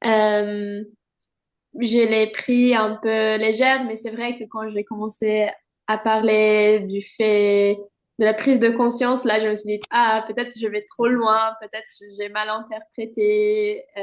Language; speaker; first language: French; non-native, fluent; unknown